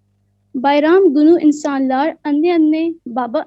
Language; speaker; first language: Turkish; non-native, learner; Urdu